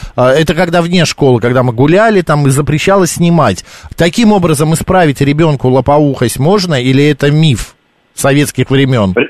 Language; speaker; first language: Russian; native; Russian